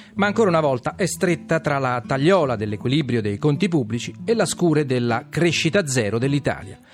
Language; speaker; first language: Italian; native; Italian